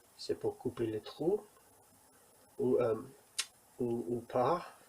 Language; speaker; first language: French; non-native, learner; English